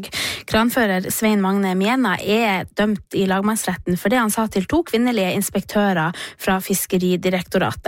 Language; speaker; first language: Norwegian; native; Norwegian